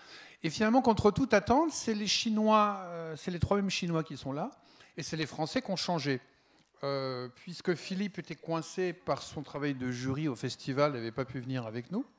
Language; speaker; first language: French; native; French